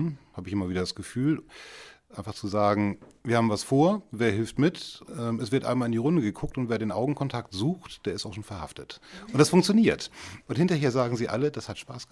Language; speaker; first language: German; native; German